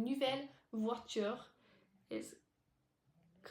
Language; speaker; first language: French; non-native, learner; English